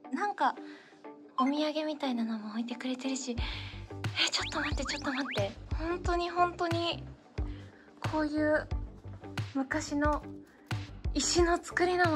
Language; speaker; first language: Japanese; native; Japanese